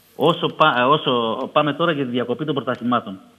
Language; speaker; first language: Greek; native; Greek